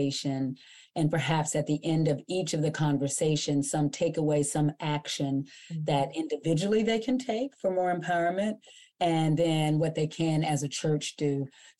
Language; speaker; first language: English; native; English